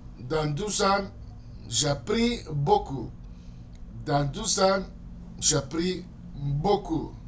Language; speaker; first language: French; non-native, fluent; Spanish